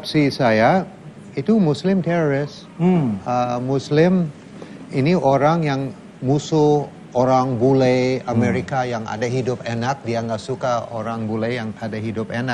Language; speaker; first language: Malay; non-native, fluent; English